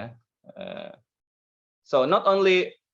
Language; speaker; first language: English; non-native, learner; Indonesian